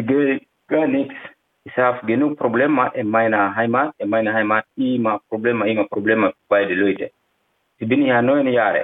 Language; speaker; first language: German; non-native, learner; Fula